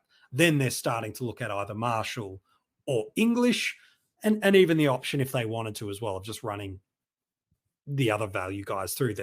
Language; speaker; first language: English; native; English